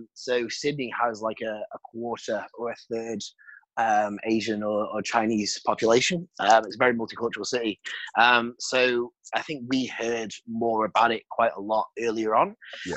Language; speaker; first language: English; native; English